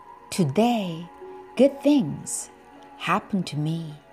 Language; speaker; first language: English; non-native, fluent; Korean